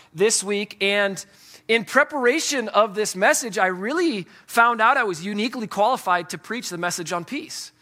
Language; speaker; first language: English; native; English